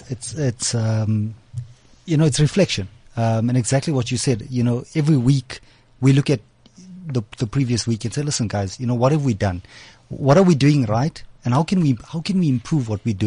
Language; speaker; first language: English; native; English